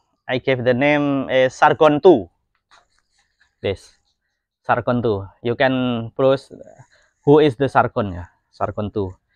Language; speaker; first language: English; non-native, learner; Indonesian